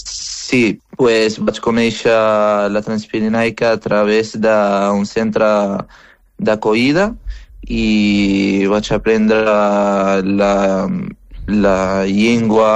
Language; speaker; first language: Catalan; non-native, fluent; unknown